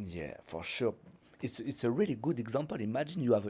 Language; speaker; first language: English; non-native, learner; French